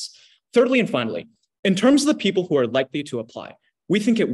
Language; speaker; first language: English; native; English